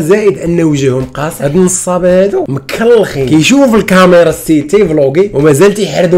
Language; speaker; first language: Arabic; native; Arabic